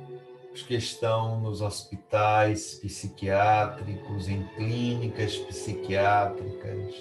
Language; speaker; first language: Portuguese; native; Portuguese